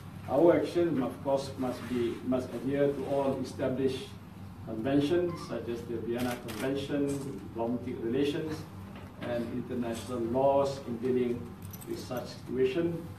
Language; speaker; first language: English; non-native, local second language; Malay